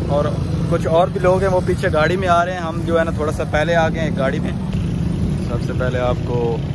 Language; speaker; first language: Urdu; non-native, local second language; Punjabi